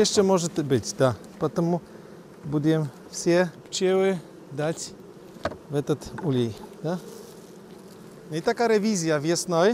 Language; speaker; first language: Polish; non-native, learner; Russian